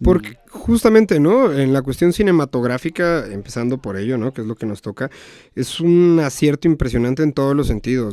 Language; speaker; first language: Spanish; native; Spanish